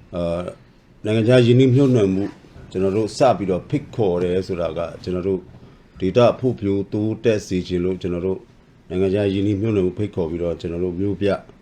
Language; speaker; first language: Burmese; non-native, local second language; S'gaw Karen